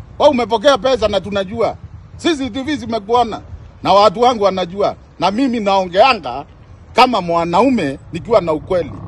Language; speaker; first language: Swahili; non-native, local second language; Meru